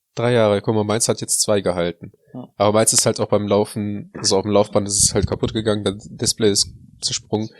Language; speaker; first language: German; early bilingual, other home language; Russian